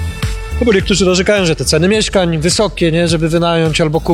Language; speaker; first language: Polish; native; Polish